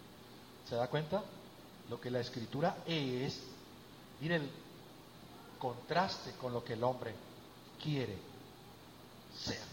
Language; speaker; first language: Spanish; native; Spanish